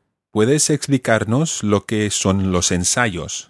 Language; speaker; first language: Spanish; non-native, fluent; English